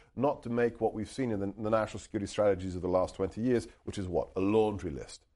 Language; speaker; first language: English; non-native, local second language; Hungarian